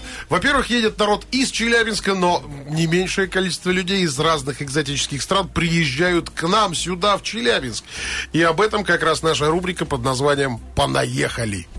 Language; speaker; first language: Russian; native; Russian